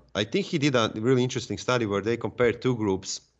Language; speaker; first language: English; non-native, fluent; Serbian